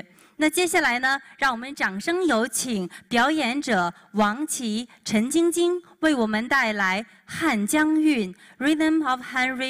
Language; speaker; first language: Chinese; native; Chinese